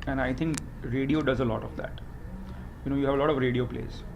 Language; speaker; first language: English; non-native, local second language; Hindi